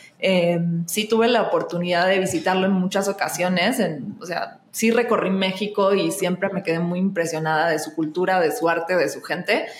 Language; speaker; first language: Spanish; native; Spanish